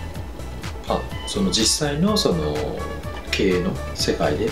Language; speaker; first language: Japanese; native; Japanese